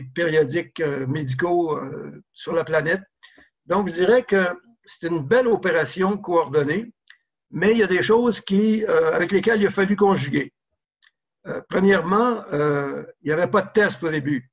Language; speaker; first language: French; native; French